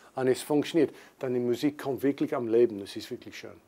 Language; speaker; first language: German; non-native, fluent; English